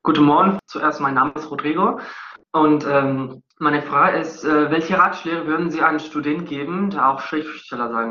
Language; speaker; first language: German; non-native, fluent; Spanish